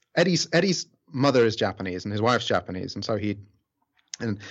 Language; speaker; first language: English; native; English